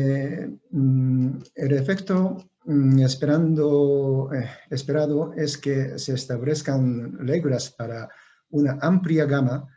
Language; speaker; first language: Spanish; non-native, fluent; Japanese